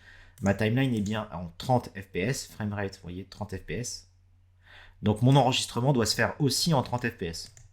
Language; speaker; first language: French; native; French